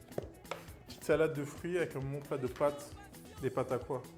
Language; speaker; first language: French; native; French